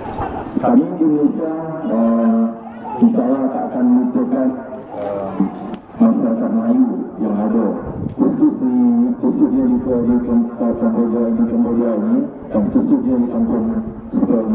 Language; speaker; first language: Malay; native; Malay